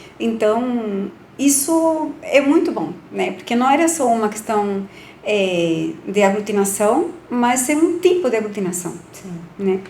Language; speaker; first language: Portuguese; non-native, fluent; Spanish